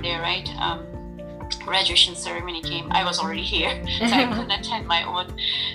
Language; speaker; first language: English; non-native, local second language; Urdu